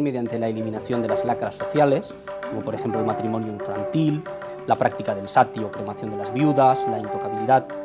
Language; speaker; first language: Spanish; native; Spanish